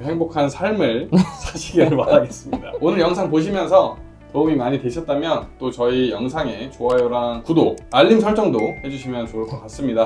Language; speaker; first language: Korean; native; Korean